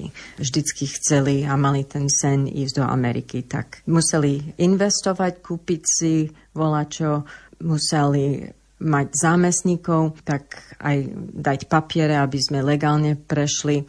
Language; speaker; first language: Slovak; early bilingual, heritage; English